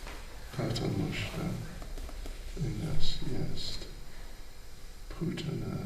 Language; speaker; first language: Russian; non-native, learner; English